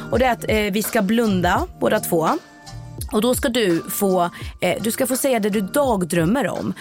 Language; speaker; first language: Swedish; native; Swedish